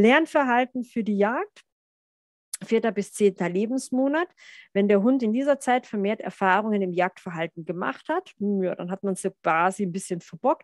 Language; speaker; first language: German; native; German